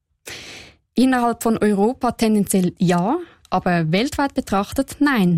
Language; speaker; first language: German; native; German